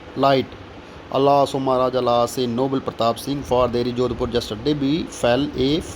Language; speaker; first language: English; non-native, local second language; Punjabi